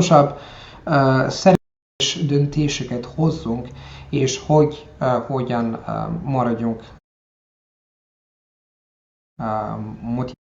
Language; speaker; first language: Hungarian; non-native, learner; Italian